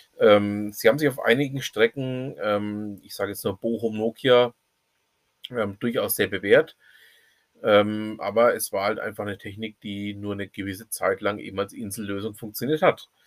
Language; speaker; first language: German; native; German